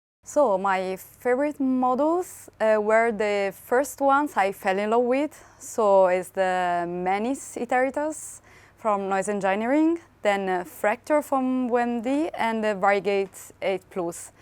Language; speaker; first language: English; non-native, fluent; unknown